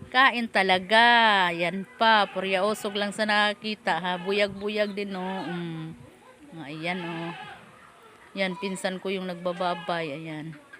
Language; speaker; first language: Filipino; non-native, local second language; Cebuano